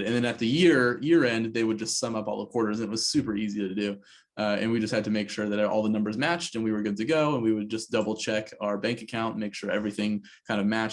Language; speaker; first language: English; native; English